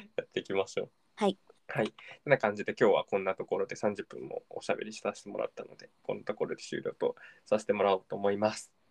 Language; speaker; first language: Japanese; native; Japanese